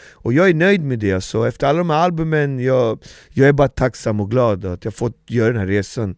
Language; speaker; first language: Swedish; native; Swedish